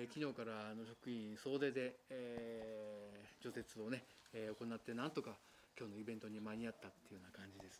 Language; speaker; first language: Japanese; native; Japanese